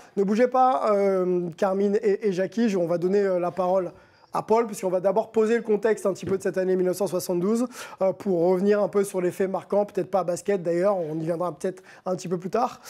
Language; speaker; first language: French; native; French